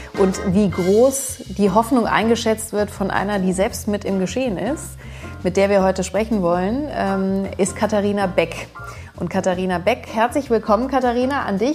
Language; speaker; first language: German; early bilingual, other home language; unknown